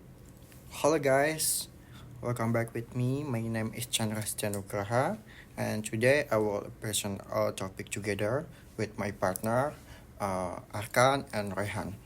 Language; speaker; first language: English; non-native, learner; Indonesian